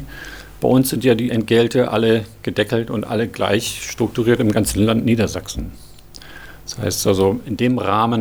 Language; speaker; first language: German; native; German